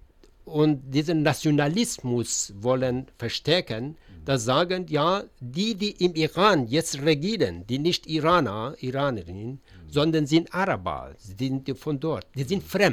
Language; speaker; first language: German; non-native, learner; Persian